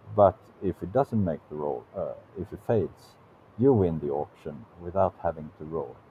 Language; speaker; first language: English; non-native, fluent; Swedish